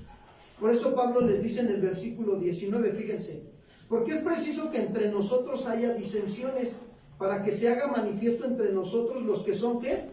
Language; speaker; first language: Spanish; native; Spanish